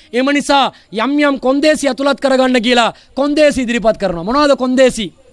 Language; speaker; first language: Sinhala; non-native, local second language; Tamil